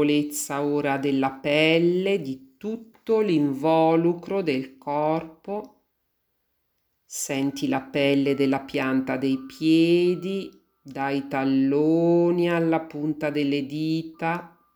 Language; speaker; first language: Italian; native; Italian